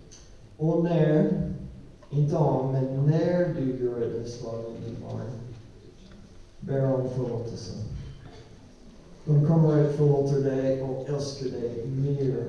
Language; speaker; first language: Swedish; non-native, learner; English